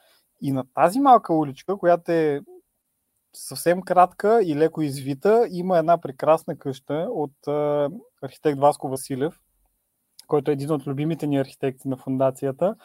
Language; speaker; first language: Bulgarian; native; Bulgarian